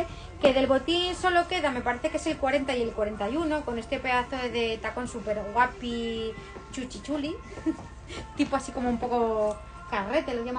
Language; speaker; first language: Spanish; native; Spanish